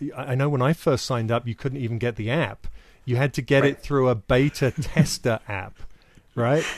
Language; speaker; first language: English; native; English